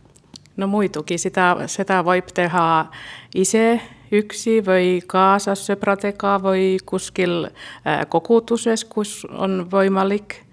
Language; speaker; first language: Estonian; non-native, learner; Finnish